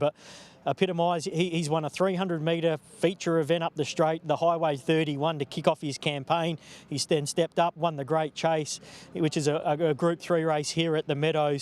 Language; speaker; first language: English; native; English